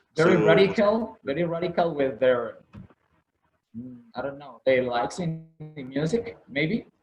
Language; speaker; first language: English; non-native, learner; Spanish